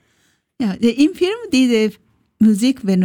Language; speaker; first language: German; non-native, learner; Japanese